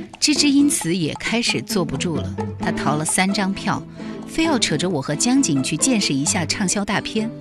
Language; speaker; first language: Chinese; native; Chinese